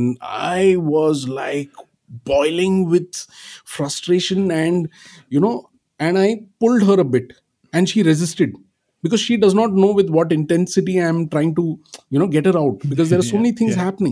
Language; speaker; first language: English; non-native, local second language; Marathi